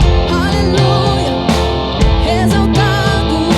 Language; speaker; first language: Portuguese; native; Portuguese